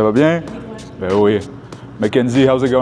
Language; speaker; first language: French; native; French